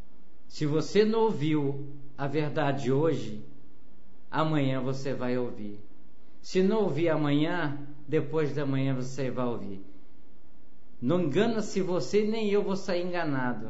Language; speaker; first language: Portuguese; native; Portuguese